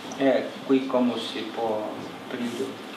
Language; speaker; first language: Italian; non-native, learner; Portuguese